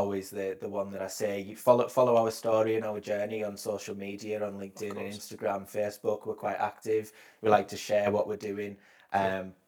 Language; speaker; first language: English; native; English